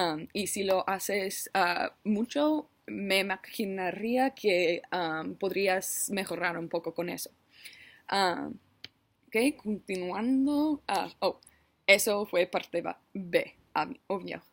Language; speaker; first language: Spanish; non-native, learner; English